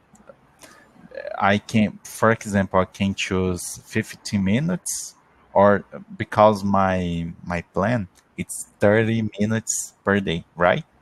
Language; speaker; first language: English; non-native, learner; Portuguese